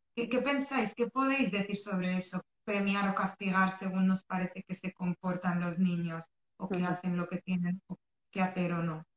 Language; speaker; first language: Spanish; early bilingual, other home language; Arabic